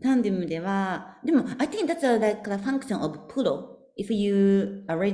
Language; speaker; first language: English; non-native, learner; Japanese